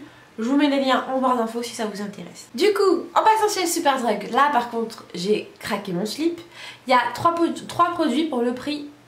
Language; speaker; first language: French; native; French